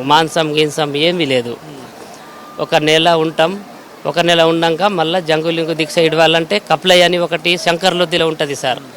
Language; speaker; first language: Telugu; non-native, local second language; Gondi